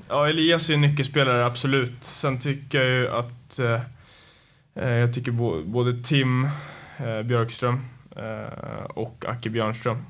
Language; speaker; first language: Swedish; native; Swedish